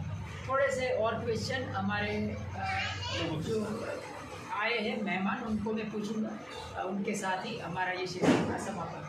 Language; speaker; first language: Hindi; non-native, local second language; Marathi